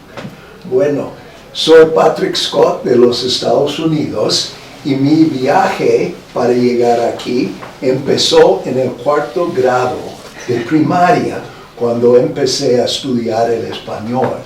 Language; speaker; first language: Spanish; non-native, fluent; English